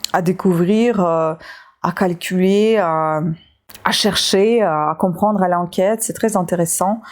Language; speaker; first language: French; non-native, fluent; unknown